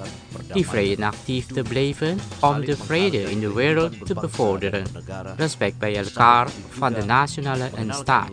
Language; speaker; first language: Dutch; non-native, learner; Indonesian